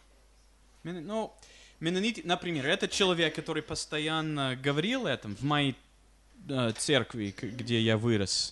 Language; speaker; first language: Russian; non-native, fluent; English